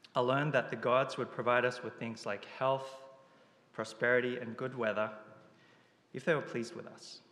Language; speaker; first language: English; early bilingual, other home language; Japanese